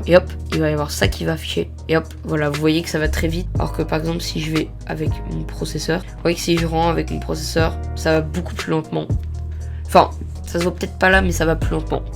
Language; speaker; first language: French; native; French